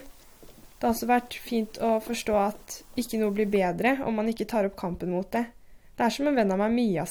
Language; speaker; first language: Norwegian; native; Norwegian